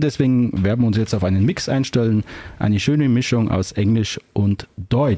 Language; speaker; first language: German; native; German